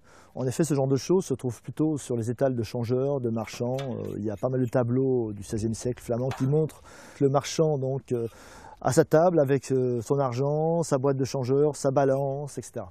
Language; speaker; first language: French; native; French